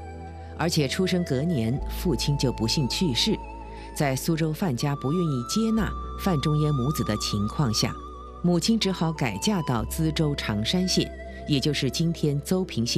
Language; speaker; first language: Chinese; native; Chinese